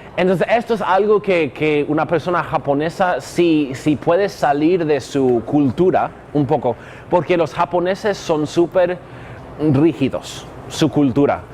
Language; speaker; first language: Spanish; non-native, fluent; English